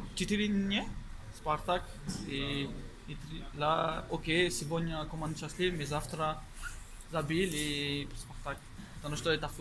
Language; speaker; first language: Russian; non-native, learner; French